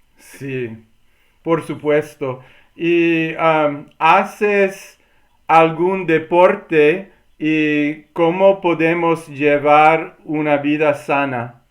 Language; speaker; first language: Spanish; non-native, learner; English